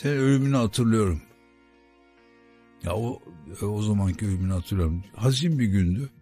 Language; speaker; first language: Turkish; native; Turkish